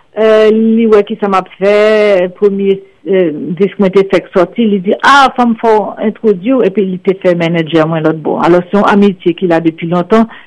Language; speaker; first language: French; non-native, local second language; Haitian Creole